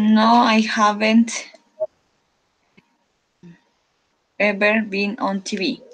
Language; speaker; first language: English; non-native, learner; Spanish